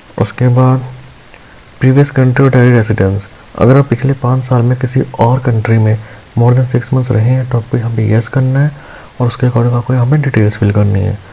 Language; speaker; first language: Hindi; non-native, local second language; Punjabi